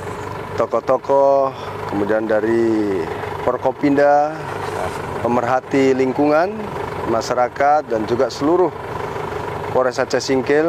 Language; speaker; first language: Indonesian; native; Indonesian